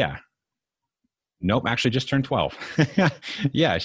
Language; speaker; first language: English; native; English